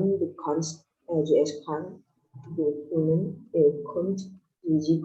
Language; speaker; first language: German; non-native, learner; Indonesian